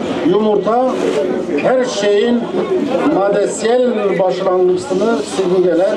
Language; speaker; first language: Turkish; non-native, local second language; Kurdish